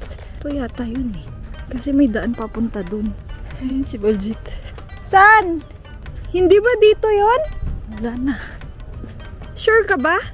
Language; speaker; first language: Filipino; native; Filipino